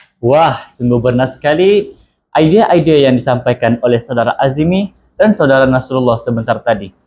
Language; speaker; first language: Malay; native; Malay